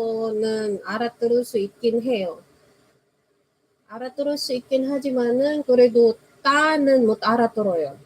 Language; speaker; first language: Korean; non-native, fluent; Filipino